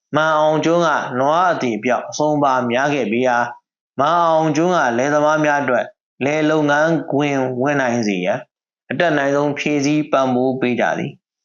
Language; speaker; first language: Burmese; native; Burmese